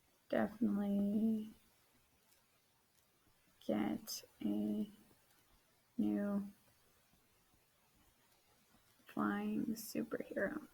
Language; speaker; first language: English; native; English